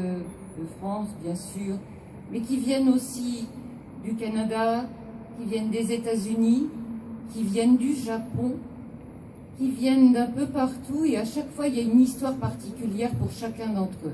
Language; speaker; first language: French; native; French